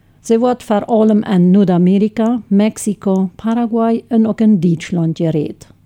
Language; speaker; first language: German; non-native, local second language; Low German